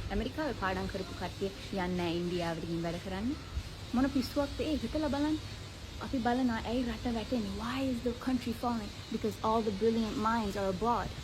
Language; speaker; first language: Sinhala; early bilingual, heritage; Sinhala